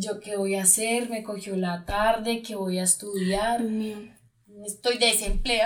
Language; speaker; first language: Spanish; native; Spanish